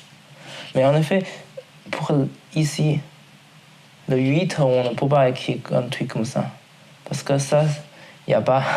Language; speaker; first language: French; non-native, learner; Chinese